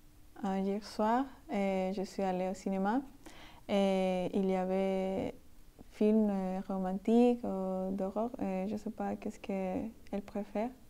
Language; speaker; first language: French; non-native, learner; Spanish